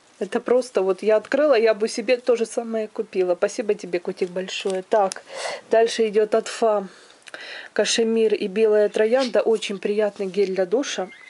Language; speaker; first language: Russian; non-native, local second language; Ukrainian